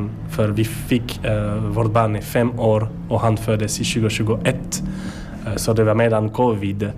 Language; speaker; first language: Swedish; non-native, learner; French